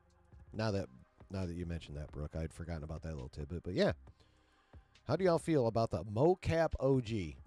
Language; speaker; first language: English; native; English